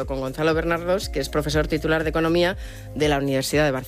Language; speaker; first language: Spanish; native; Spanish